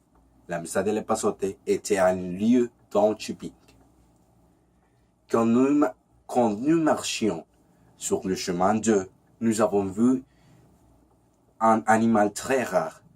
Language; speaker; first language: French; non-native, learner; Spanish